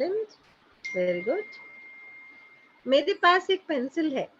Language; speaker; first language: Hindi; native; Hindi